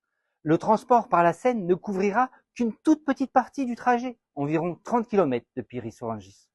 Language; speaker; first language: French; native; French